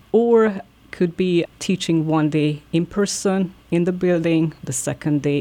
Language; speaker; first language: English; non-native, fluent; Hungarian